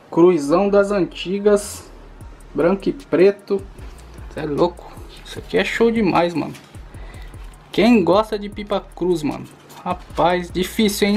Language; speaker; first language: Portuguese; native; Portuguese